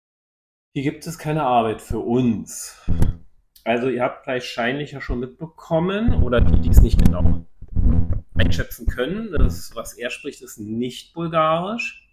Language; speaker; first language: German; native; German